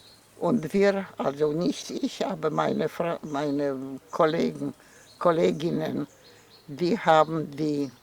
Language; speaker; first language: German; non-native, fluent; Polish